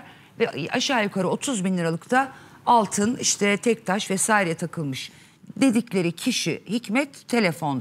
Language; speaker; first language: Turkish; native; Turkish